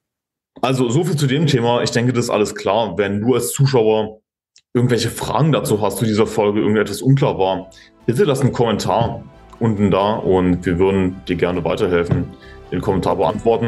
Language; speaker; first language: German; native; German